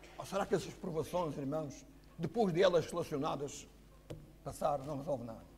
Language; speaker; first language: Portuguese; native; Portuguese